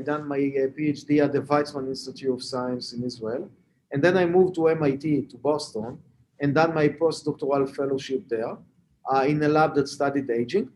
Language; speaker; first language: English; non-native, fluent; Hebrew